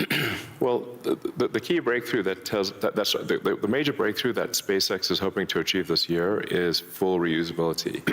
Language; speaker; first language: English; early bilingual, other home language; Afrikaans